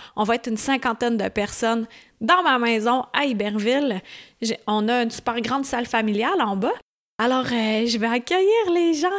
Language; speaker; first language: French; native; French